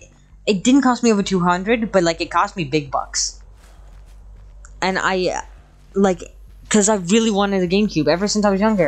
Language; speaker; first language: English; native; English